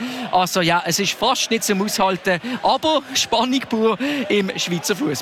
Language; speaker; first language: German; native; German